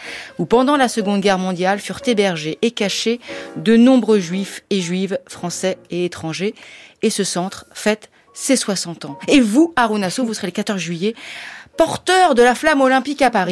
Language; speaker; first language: French; native; French